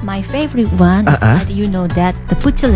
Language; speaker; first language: English; non-native, learner; Korean